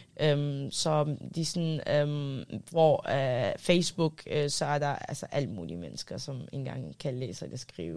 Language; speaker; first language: Danish; early bilingual, other home language; Arabic